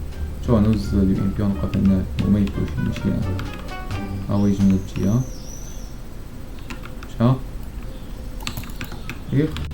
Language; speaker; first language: Arabic; native; Arabic